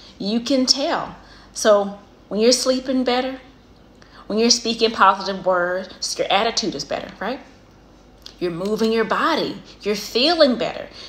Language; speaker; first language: English; native; English